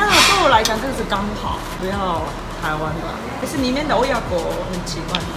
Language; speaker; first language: Chinese; non-native, learner; Japanese